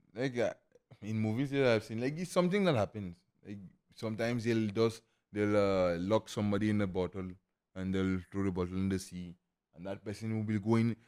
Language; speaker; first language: English; non-native, local second language; Igbo